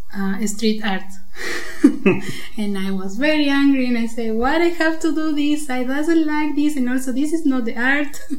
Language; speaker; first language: English; non-native, learner; Spanish